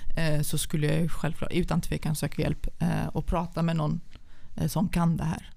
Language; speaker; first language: Swedish; early bilingual, other home language; Central Kurdish